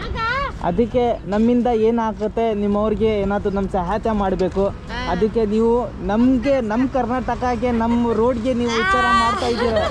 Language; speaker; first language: Kannada; non-native, local second language; Tamil